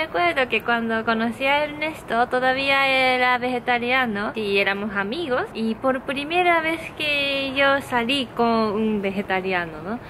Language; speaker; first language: Spanish; non-native, learner; Japanese